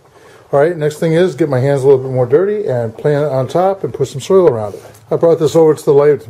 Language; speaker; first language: English; native; English